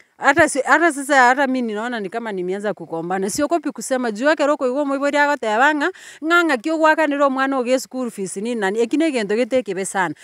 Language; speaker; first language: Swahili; non-native, local second language; Gusii